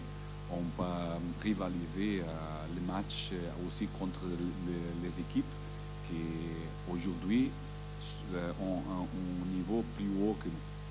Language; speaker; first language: French; non-native, learner; Portuguese